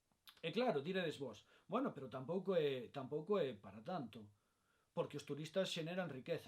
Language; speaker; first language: Galician; non-native, local second language; Spanish